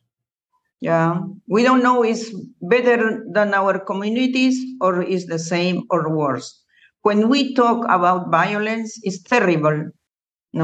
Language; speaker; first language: English; non-native, learner; Spanish